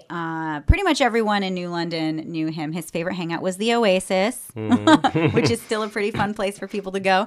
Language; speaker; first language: English; native; English